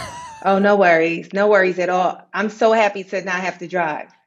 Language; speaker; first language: English; native; English